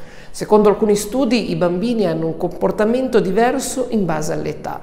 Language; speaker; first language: Italian; native; Italian